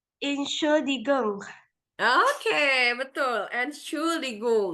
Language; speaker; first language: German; non-native, fluent; Indonesian